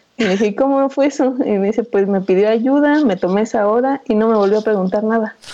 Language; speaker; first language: Spanish; native; Spanish